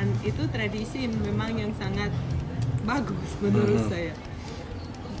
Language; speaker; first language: Indonesian; non-native, fluent; Russian